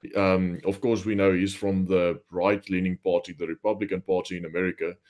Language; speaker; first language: English; non-native, local second language; Afrikaans